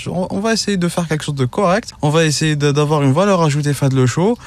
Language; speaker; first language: French; non-native, local second language; Arabic